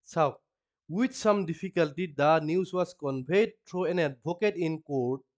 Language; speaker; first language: English; non-native, local second language; Assamese